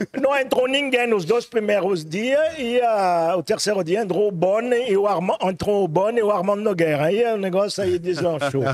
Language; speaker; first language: Portuguese; non-native, fluent; French